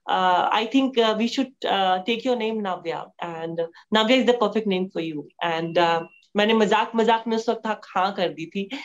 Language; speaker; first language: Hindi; native; Hindi